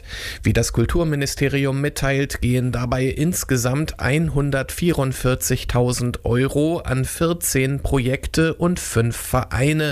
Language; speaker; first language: German; native; German